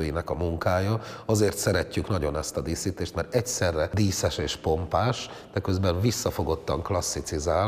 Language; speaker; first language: Hungarian; native; Hungarian